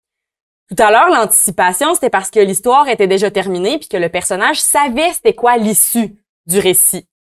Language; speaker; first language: French; native; French